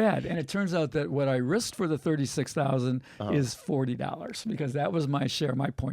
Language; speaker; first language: English; native; English